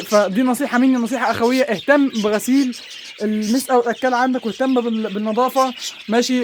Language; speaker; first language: Arabic; native; Arabic